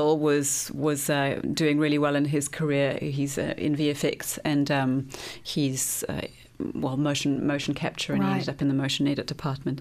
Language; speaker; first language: English; native; English